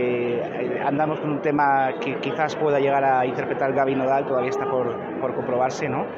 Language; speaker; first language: Spanish; native; Spanish